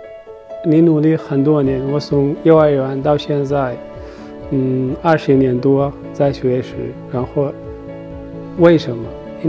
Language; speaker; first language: Chinese; non-native, learner; Arabic